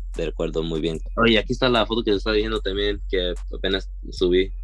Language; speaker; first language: Spanish; early bilingual, heritage; Spanish